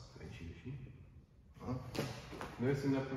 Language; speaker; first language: Spanish; non-native, learner; French